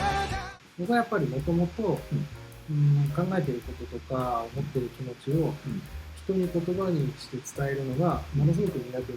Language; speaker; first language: Japanese; native; Japanese